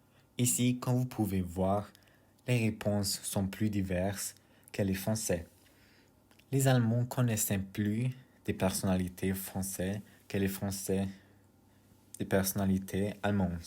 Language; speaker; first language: French; non-native, learner; German